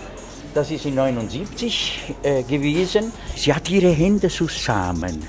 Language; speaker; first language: German; non-native, fluent; Italian